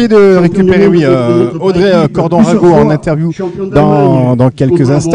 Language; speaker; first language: French; native; French